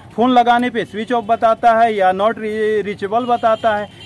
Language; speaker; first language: Hindi; native; Hindi